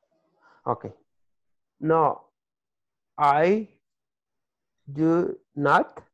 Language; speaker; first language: English; non-native, learner; Spanish